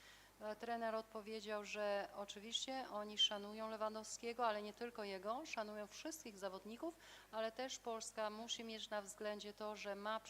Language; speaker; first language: Polish; non-native, fluent; Albanian